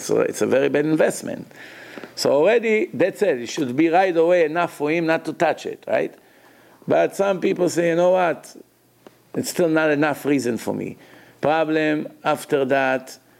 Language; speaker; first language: English; non-native, fluent; Hebrew